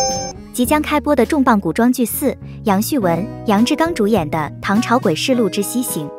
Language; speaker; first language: Chinese; native; Chinese